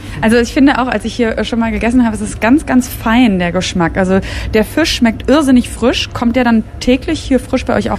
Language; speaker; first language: German; native; German